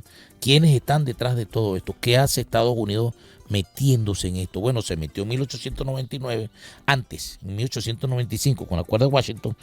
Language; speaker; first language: Spanish; native; Spanish